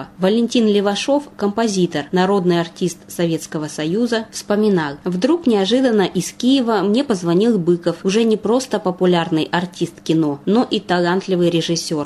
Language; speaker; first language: Russian; native; Russian